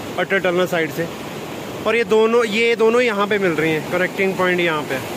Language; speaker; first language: Hindi; non-native, local second language; Punjabi